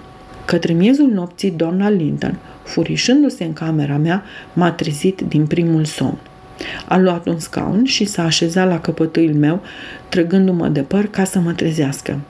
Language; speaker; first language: Romanian; native; Romanian